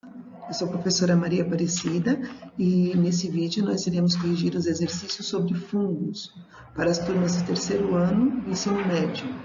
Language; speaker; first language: Portuguese; native; Portuguese